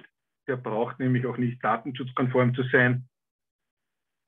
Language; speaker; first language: German; native; German